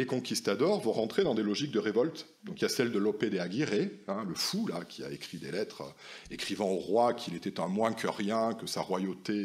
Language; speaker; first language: French; native; French